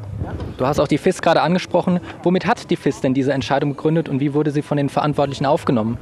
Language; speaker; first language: German; native; German